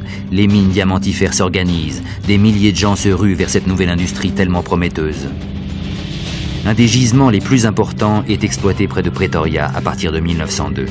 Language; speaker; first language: French; native; French